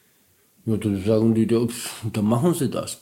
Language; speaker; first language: German; non-native, learner; Polish